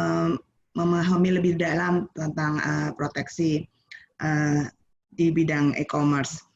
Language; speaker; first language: Indonesian; native; Indonesian